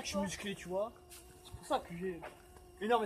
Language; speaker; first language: French; native; French